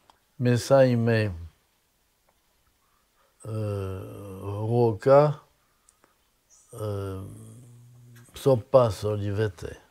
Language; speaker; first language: Finnish; non-native, fluent; French